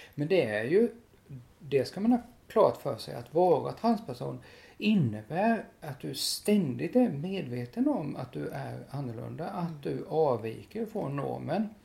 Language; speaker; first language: Swedish; native; Swedish